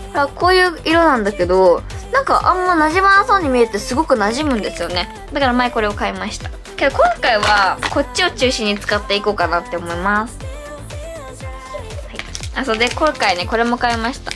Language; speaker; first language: Japanese; native; Japanese